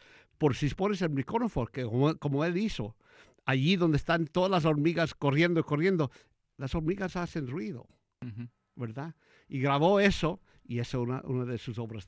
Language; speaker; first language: Spanish; early bilingual, heritage; Spanish